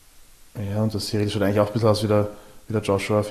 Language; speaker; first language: German; native; German